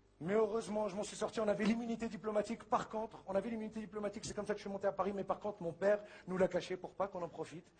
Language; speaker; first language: French; early bilingual, other home language; Arabic